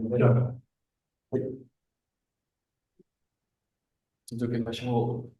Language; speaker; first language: Japanese; non-native, learner; Indonesian